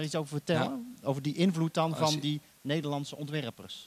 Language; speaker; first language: Dutch; native; Dutch